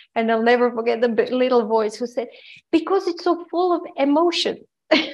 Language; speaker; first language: English; non-native, fluent; Croatian